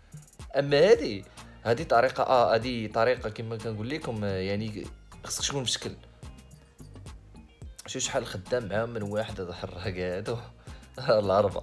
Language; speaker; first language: Arabic; native; Arabic